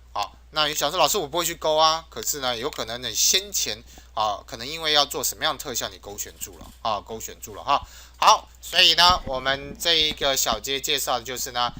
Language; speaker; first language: Chinese; native; Chinese